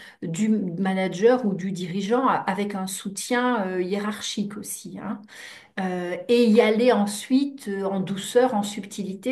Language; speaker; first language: French; native; French